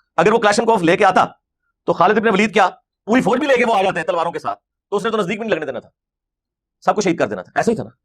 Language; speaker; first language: Urdu; non-native, local second language; Punjabi